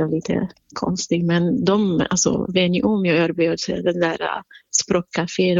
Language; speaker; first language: Swedish; non-native, fluent; Central Kurdish